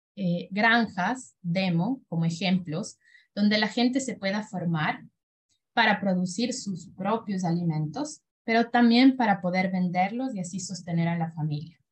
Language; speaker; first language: Spanish; native; Spanish